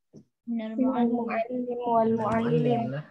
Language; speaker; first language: Arabic; non-native, learner; Indonesian